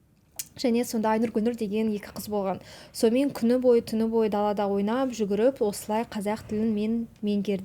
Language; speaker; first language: Kazakh; non-native, local second language; Russian